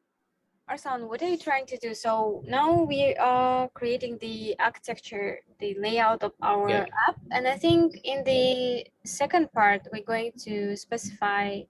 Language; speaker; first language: English; non-native, fluent; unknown